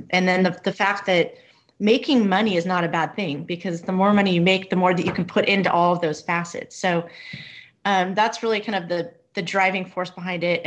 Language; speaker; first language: English; native; English